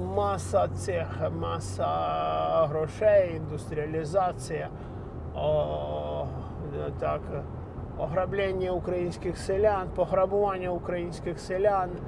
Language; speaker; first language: Ukrainian; native; Ukrainian